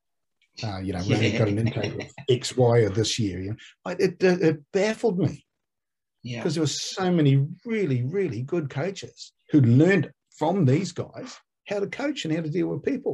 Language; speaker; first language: English; native; English